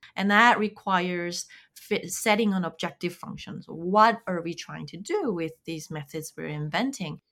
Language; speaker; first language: English; non-native, fluent; Korean